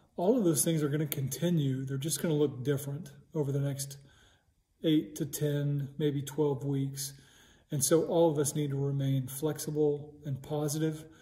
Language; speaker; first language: English; native; English